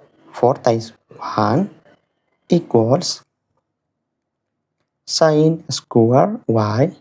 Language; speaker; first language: English; non-native, fluent; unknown